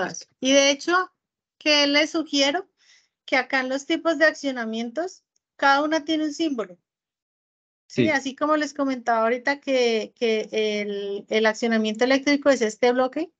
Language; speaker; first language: Spanish; native; Spanish